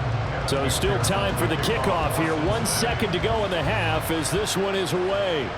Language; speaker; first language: English; native; English